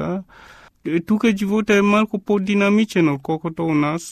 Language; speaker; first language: Bulgarian; non-native, fluent; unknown